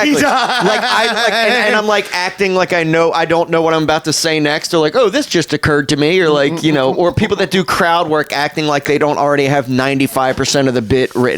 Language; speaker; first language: English; native; English